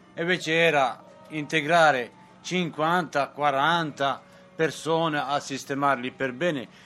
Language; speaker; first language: Italian; non-native, fluent; Serbian